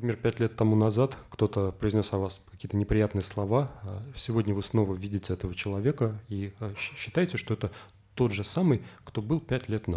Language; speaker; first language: Russian; native; Russian